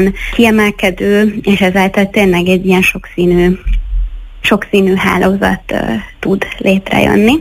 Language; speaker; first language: Hungarian; native; Hungarian